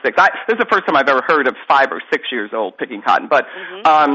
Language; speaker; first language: English; native; English